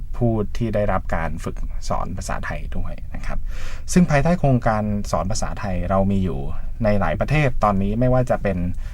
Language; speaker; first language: Thai; native; Thai